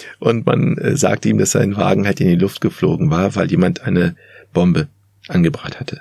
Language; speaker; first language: German; early bilingual, other home language; Turkish